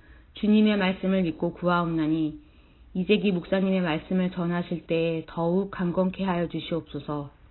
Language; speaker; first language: Korean; native; Korean